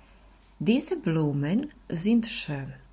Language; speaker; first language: German; non-native, fluent; Serbian